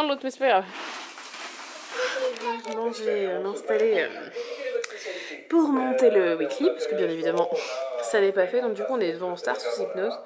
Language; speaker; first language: French; native; French